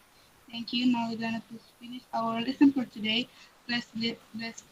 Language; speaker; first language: English; non-native, learner; Indonesian